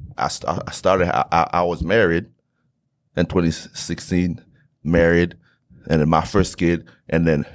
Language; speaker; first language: English; non-native, fluent; Haitian Creole